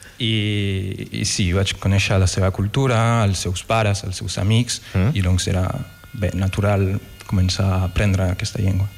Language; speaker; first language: Catalan; non-native, learner; French